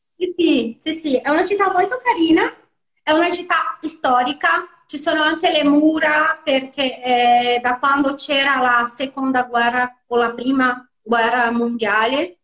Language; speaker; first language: Italian; non-native, fluent; Portuguese